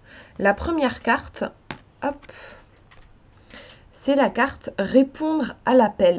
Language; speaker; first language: French; native; French